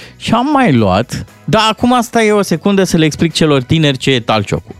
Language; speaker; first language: Romanian; native; Romanian